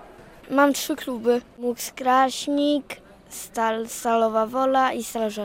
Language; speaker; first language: Polish; native; Polish